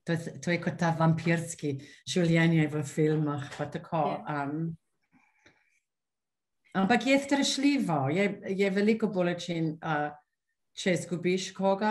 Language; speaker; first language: Slovenian; non-native, fluent; English